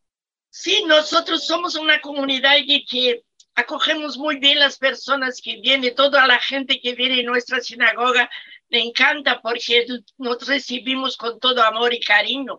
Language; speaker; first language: Spanish; non-native, fluent; Portuguese